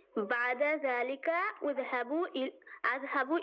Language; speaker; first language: Arabic; non-native, learner; Bangla